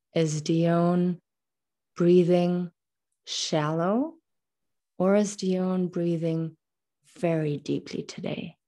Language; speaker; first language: English; non-native, fluent; German